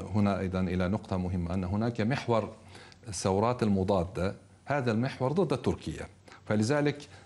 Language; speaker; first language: Arabic; non-native, fluent; Turkish